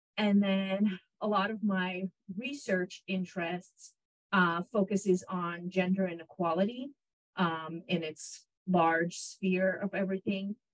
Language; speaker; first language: English; non-native, fluent; Russian